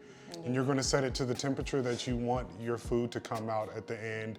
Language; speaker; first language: English; native; English